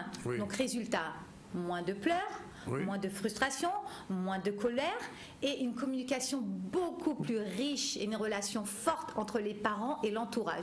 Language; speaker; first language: French; native; French